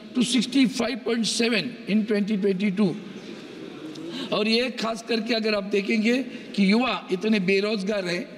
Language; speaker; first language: Hindi; non-native, local second language; Marathi